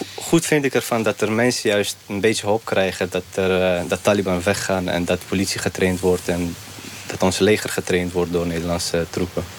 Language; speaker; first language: Dutch; early bilingual, other home language; Persian